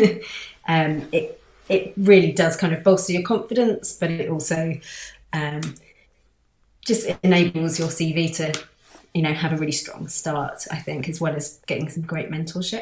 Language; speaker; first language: English; native; English